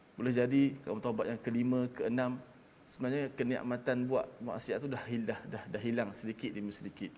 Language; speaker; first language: Malay; native; Malay